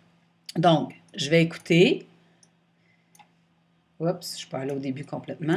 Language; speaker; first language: French; native; French